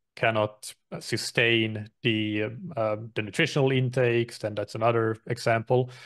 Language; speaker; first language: English; non-native, fluent; Finnish